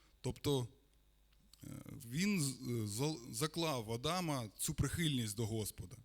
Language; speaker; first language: Ukrainian; non-native, local second language; Russian